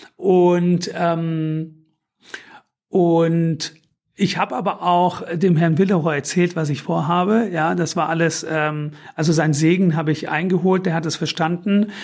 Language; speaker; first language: German; early bilingual, other home language; Turkish